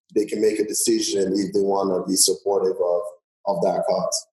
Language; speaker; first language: English; non-native, local second language; Yoruba